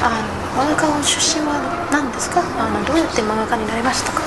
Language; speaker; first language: Japanese; non-native, fluent; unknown